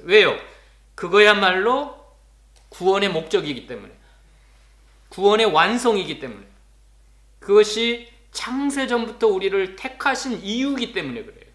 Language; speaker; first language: Korean; native; Korean